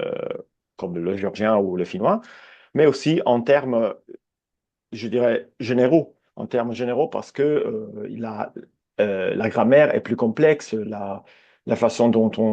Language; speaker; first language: French; non-native, fluent; Italian